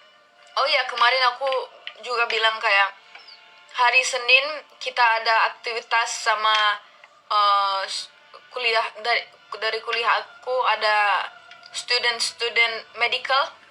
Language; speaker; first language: Indonesian; non-native, learner; Turkish